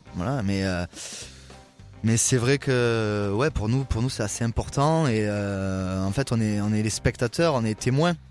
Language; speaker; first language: French; native; French